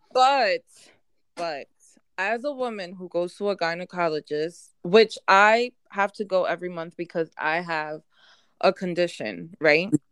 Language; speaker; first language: English; early bilingual, other home language; Spanish